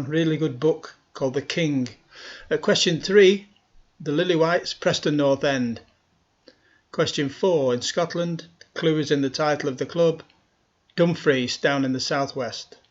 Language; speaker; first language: English; native; English